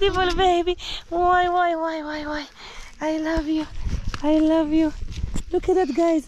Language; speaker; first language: English; non-native, learner; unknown